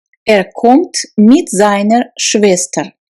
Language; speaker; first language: German; non-native, fluent; Russian